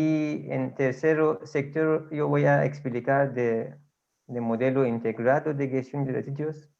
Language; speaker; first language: Spanish; non-native, fluent; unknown